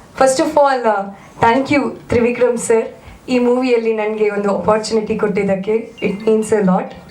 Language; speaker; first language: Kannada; native; Kannada